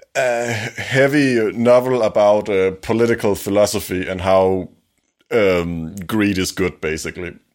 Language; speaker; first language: English; non-native, fluent; Danish